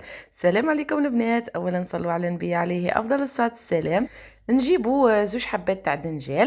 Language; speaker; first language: Arabic; native; Arabic